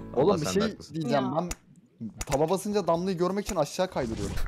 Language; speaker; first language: Turkish; native; Turkish